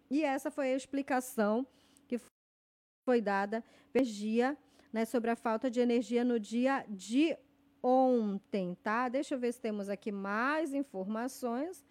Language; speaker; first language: Portuguese; native; Portuguese